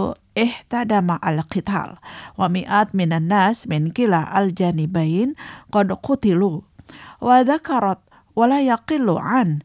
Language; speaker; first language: Arabic; non-native, fluent; Indonesian